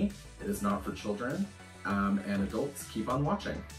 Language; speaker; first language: English; native; English